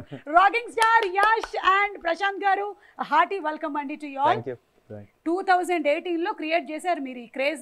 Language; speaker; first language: Telugu; native; Telugu